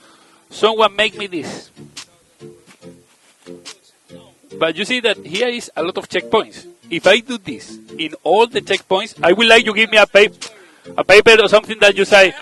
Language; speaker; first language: English; non-native, learner; Spanish